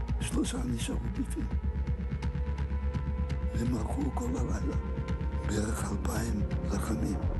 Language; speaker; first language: Hebrew; non-native, fluent; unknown